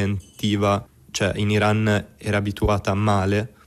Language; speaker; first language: Italian; native; Italian